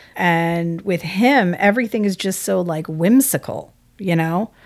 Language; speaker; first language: English; native; English